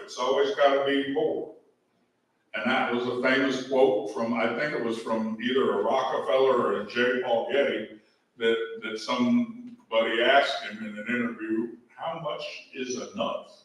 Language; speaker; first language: English; native; English